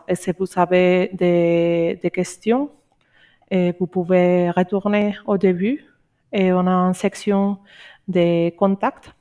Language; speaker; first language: French; non-native, learner; Spanish